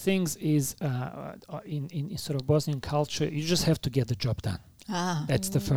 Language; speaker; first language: English; non-native, fluent; Bosnian